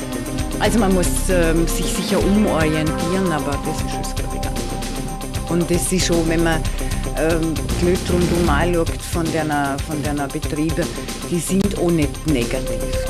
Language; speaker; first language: German; native; German